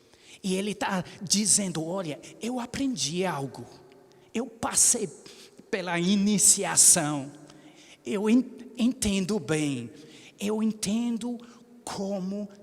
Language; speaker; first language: Portuguese; non-native, fluent; English